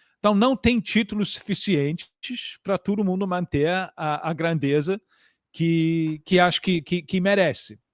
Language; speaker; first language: Portuguese; non-native, fluent; English